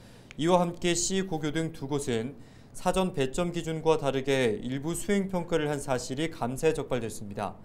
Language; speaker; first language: Korean; native; Korean